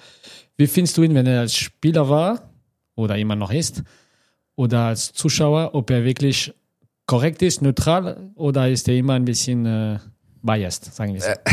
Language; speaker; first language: German; non-native, fluent; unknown